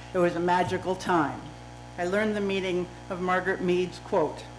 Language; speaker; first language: English; native; English